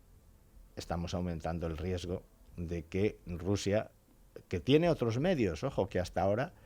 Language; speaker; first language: Spanish; native; Spanish